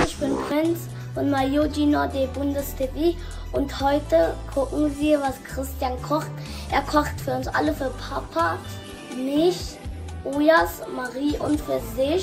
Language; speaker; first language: German; early bilingual, other home language; Lingala